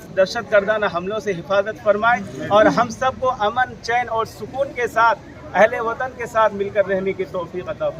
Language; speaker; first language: Urdu; native; Urdu